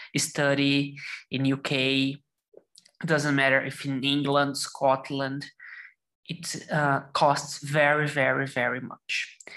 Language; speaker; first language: English; non-native, learner; Portuguese